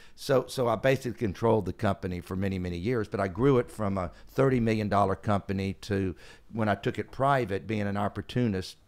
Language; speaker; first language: English; native; English